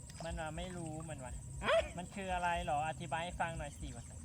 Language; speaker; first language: Thai; non-native, local second language; Lao